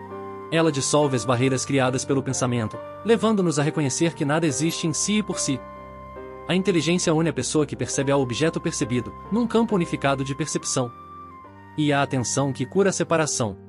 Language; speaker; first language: Portuguese; native; Portuguese